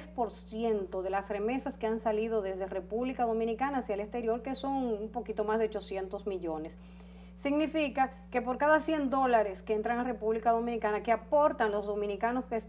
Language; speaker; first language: Spanish; native; Spanish